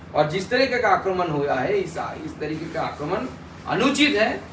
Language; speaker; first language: Hindi; non-native, local second language; Bangla